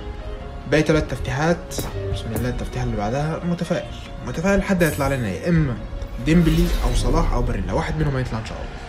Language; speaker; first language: Arabic; native; Arabic